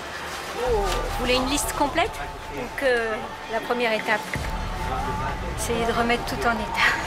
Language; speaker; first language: French; native; French